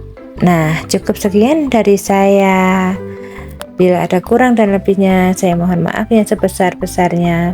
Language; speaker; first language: Indonesian; native; Indonesian